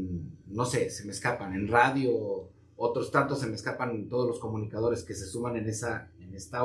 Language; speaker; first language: Spanish; native; Spanish